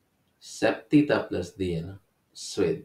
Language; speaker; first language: Latvian; non-native, learner; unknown